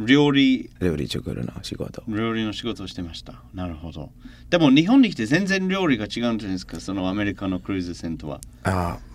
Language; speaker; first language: Japanese; non-native, fluent; Nepali